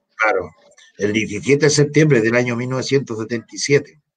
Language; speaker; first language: Spanish; native; Spanish